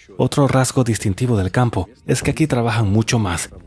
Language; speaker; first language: Spanish; non-native, fluent; Russian